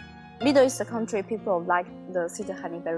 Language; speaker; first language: English; non-native, learner; Chinese